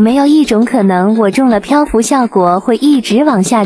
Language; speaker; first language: Chinese; native; Chinese